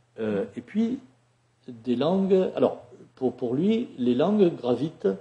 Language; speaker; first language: French; native; French